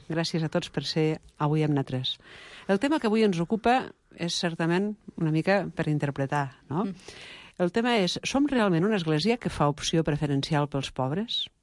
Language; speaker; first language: Catalan; native; Catalan